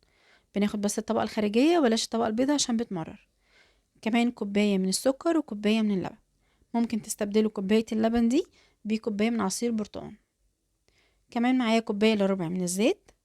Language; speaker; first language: Arabic; native; Arabic